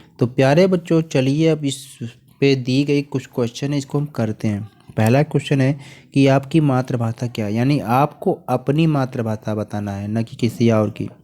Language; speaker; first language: Hindi; native; Hindi